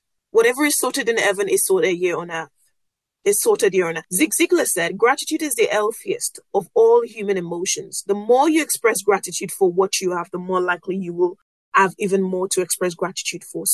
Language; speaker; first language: English; non-native, local second language; Yoruba